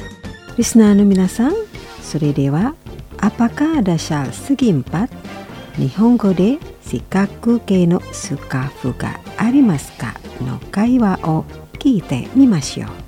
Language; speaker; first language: Japanese; non-native, fluent; Indonesian